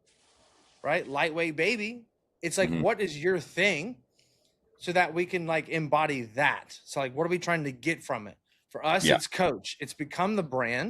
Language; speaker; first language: English; native; English